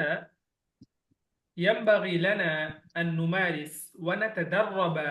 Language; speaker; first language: Arabic; non-native, fluent; Bangla